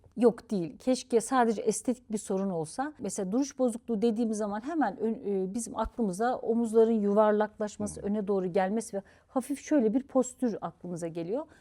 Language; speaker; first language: Turkish; native; Turkish